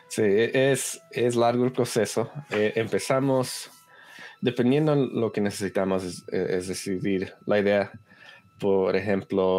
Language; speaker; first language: Spanish; early bilingual, heritage; Spanish